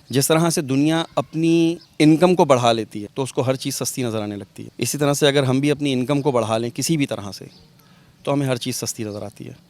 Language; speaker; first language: Urdu; non-native, local second language; Punjabi